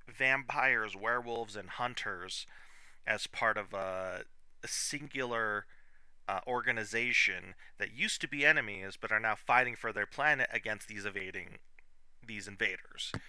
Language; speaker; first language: English; native; English